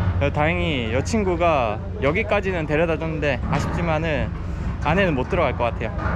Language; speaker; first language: Korean; native; Korean